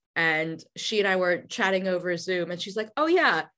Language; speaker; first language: English; native; English